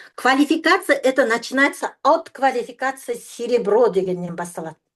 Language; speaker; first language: Russian; non-native, local second language; Kazakh